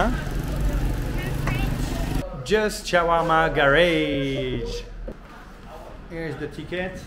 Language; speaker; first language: English; non-native, fluent; French